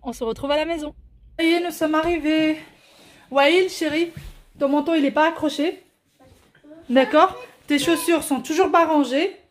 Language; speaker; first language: French; native; French